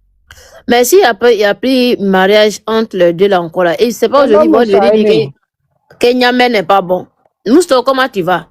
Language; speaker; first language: French; non-native, local second language; Mandingo